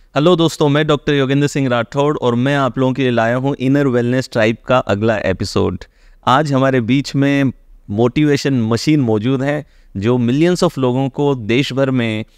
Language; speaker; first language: Hindi; native; Hindi